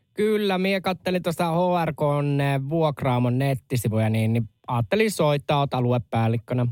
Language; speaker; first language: Finnish; native; Finnish